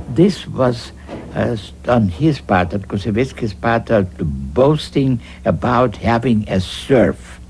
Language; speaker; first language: English; non-native, fluent; Russian